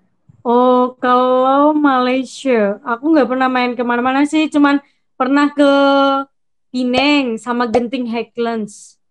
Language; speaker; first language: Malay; non-native, local second language; Javanese